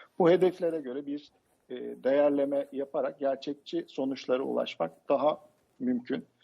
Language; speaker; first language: Turkish; native; Turkish